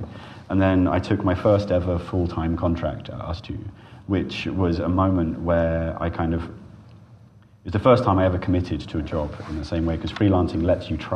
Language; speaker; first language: English; native; English